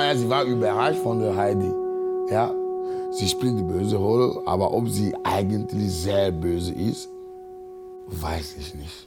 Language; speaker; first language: German; non-native, fluent; Ewe